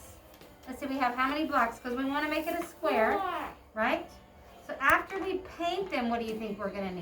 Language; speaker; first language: English; native; English